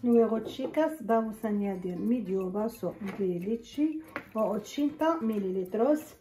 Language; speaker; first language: Spanish; non-native, fluent; Arabic